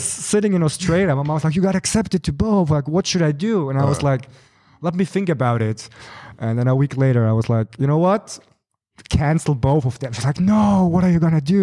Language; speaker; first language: English; non-native, fluent; German